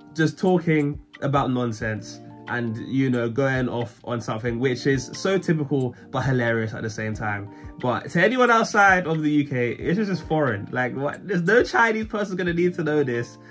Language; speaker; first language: English; native; English